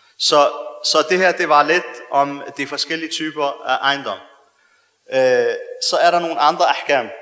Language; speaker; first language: Danish; early bilingual, other home language; Arabic